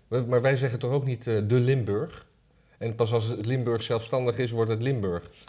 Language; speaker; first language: Dutch; native; Dutch